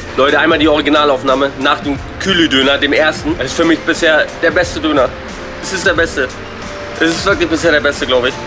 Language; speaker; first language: German; native; German